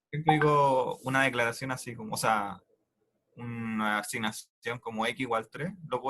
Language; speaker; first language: Spanish; native; Spanish